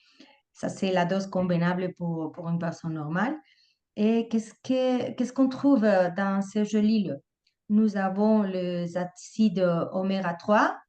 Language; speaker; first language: French; non-native, fluent; Spanish